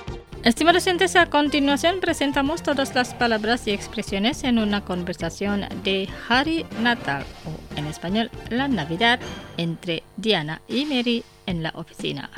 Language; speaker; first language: Spanish; non-native, fluent; Indonesian